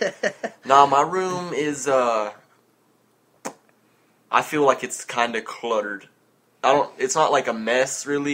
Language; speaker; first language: English; native; English